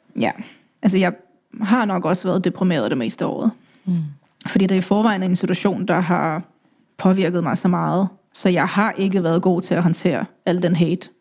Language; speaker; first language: Danish; early bilingual, other home language; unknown